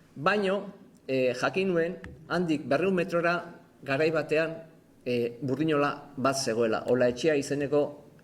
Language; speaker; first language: Basque; native; Basque